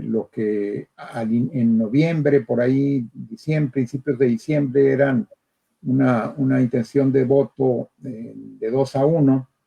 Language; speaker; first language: Spanish; native; Spanish